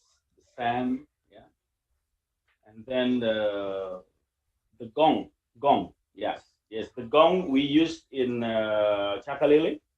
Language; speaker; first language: English; non-native, learner; Indonesian